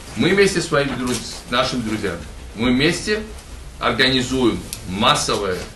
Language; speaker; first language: Russian; non-native, local second language; Georgian